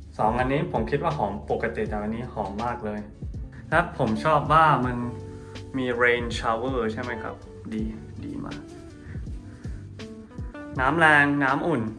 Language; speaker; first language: Thai; non-native, fluent; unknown